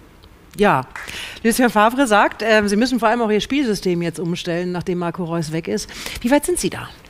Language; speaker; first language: German; native; German